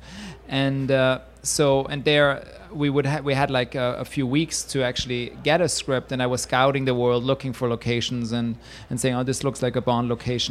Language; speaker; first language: English; non-native, fluent; Swiss German